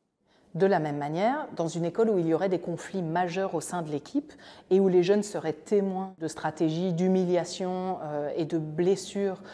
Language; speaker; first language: French; native; French